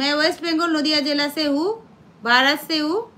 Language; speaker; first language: Hindi; non-native, local second language; Bangla